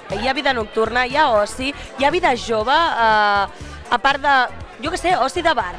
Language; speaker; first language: Catalan; native; Catalan